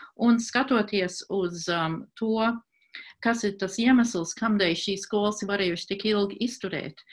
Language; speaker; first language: Latvian; early bilingual, heritage; Latvian